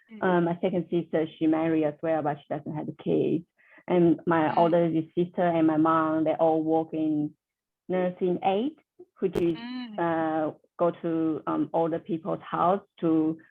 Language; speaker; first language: English; non-native, learner; Chinese